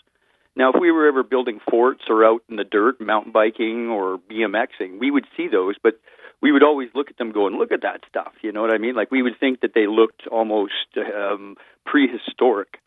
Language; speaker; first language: English; native; English